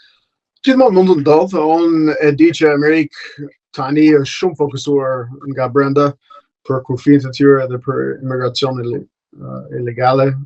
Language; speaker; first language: Albanian; non-native, fluent; English